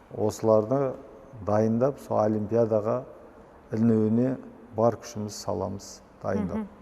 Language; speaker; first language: Kazakh; native; Kazakh